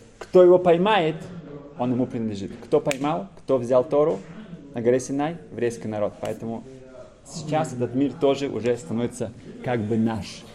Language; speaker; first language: Russian; early bilingual, heritage; Russian